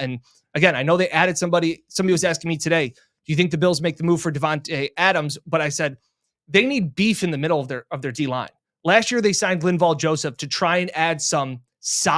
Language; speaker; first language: English; native; English